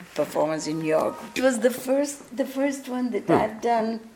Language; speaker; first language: English; early bilingual, other home language; Bulgarian